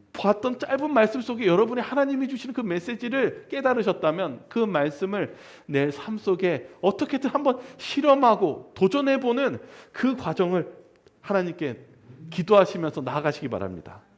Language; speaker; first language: Korean; native; Korean